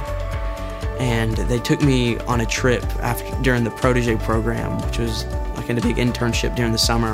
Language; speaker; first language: English; native; English